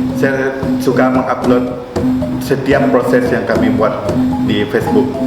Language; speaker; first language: Malay; non-native, local second language; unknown